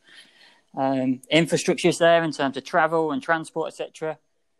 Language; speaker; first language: English; native; English